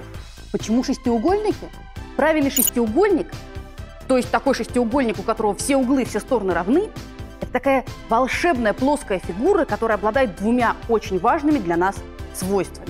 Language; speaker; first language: Russian; native; Russian